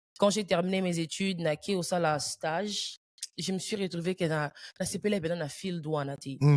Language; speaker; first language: French; early bilingual, heritage; French